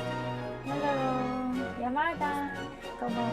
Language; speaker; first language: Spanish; non-native, learner; Filipino